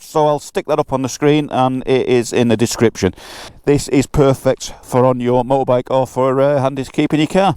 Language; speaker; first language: English; native; English